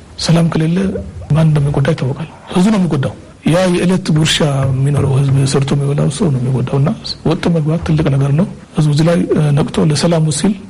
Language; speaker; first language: Amharic; non-native, local second language; Tigrinya